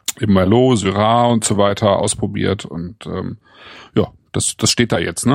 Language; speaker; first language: German; native; German